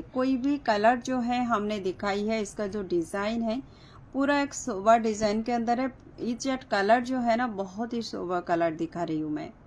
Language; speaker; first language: Hindi; non-native, local second language; Bangla